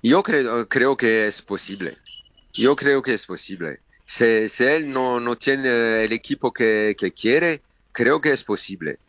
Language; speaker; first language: Spanish; non-native, learner; French